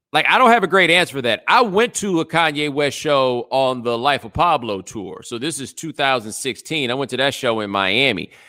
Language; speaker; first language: English; native; English